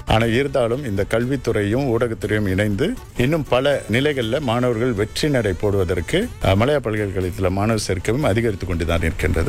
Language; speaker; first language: Tamil; native; Tamil